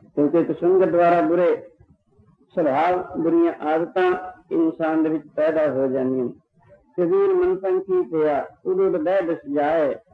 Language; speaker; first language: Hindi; non-native, local second language; Punjabi